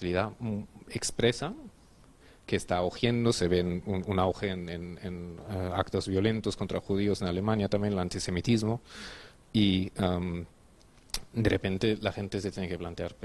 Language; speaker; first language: Spanish; non-native, fluent; German